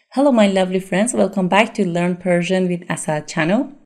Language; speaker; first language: English; non-native, fluent; Persian